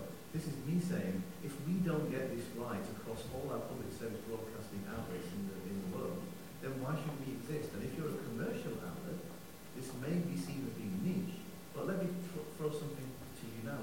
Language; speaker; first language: English; native; English